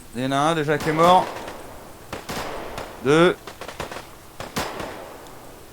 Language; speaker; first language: French; native; French